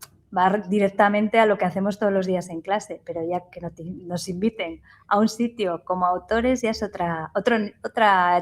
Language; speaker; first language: Spanish; native; Spanish